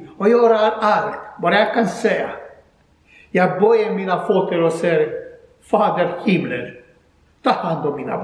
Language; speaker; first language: Swedish; non-native, learner; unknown